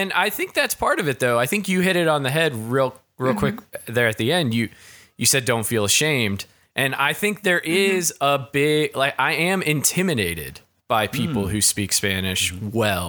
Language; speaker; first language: English; native; English